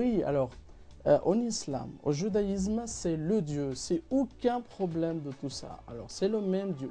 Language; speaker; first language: French; non-native, fluent; Arabic